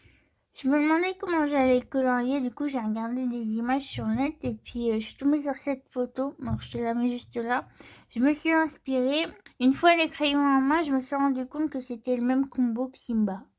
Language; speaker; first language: French; native; French